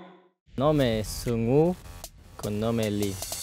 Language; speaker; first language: Italian; non-native, learner; Korean